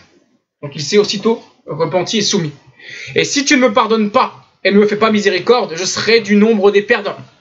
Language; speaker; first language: French; native; French